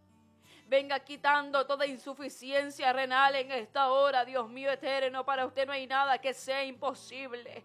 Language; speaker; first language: Spanish; native; Spanish